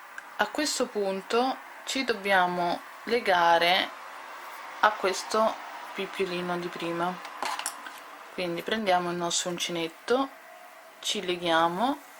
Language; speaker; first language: Italian; native; Italian